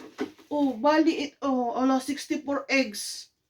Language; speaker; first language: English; non-native, local second language; Filipino